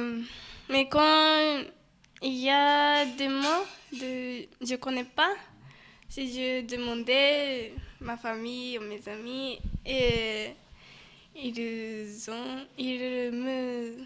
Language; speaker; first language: French; non-native, learner; Japanese